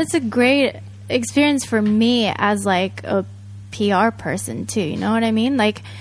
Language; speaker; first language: English; non-native, fluent; Japanese